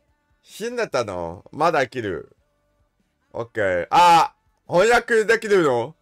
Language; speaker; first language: Japanese; non-native, learner; English